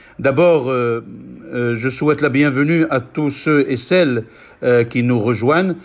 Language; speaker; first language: French; non-native, local second language; Arabic